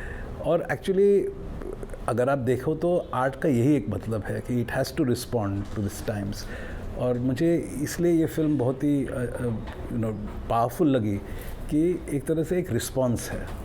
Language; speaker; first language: Hindi; native; Hindi